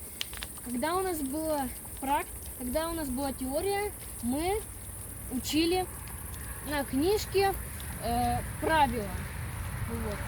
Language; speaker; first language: Russian; early bilingual, other home language; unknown